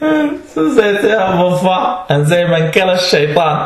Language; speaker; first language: Danish; non-native, fluent; Arabic